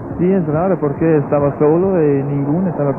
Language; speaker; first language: Spanish; non-native, learner; German